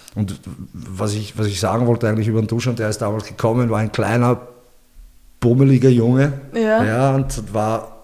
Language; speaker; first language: German; early bilingual, other home language; Bosnian